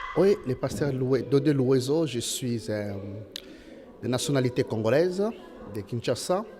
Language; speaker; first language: French; non-native, local second language; Lingala